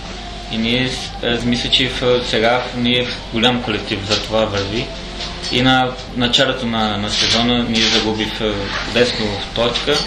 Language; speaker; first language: Bulgarian; non-native, learner; Portuguese